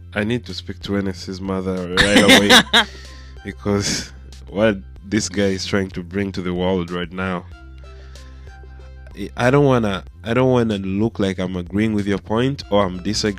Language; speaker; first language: English; non-native, local second language; Swahili